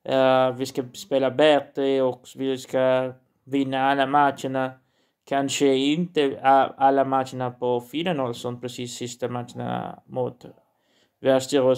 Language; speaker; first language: Swedish; non-native, learner; Portuguese